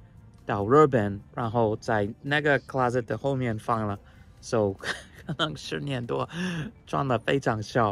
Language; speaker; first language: Chinese; non-native, fluent; English